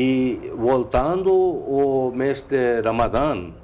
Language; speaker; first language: Portuguese; non-native, learner; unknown